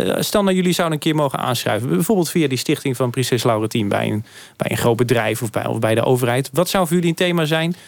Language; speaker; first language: Dutch; native; Dutch